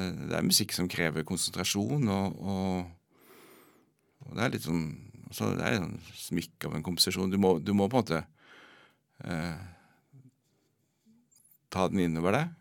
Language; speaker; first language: Norwegian; native; Norwegian